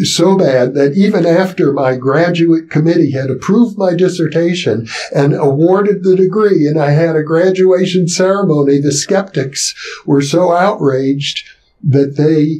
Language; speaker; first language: English; native; English